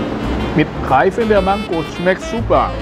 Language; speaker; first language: German; non-native, learner; Thai